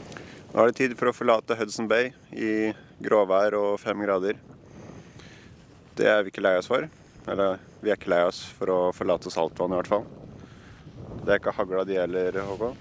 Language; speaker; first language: Norwegian; native; Norwegian